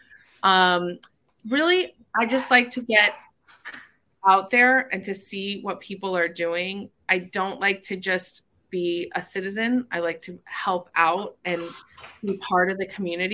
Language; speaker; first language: English; native; English